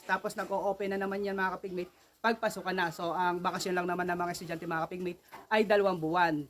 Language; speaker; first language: Filipino; non-native, local second language; Cebuano